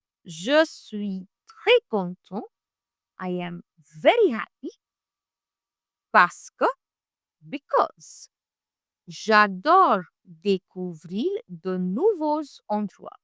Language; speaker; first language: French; non-native, fluent; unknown